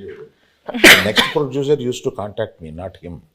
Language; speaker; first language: Telugu; native; Telugu